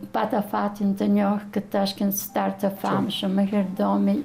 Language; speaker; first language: Albanian; early bilingual, other home language; Bulgarian